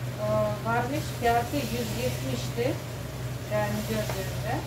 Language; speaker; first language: Turkish; non-native, learner; Russian